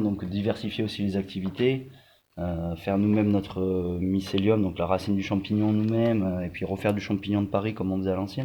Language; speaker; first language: French; native; French